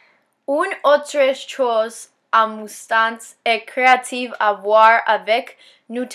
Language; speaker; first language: French; non-native, learner; English